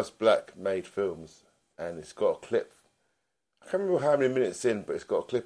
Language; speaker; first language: English; native; English